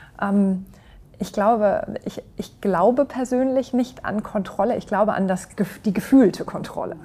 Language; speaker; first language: German; native; German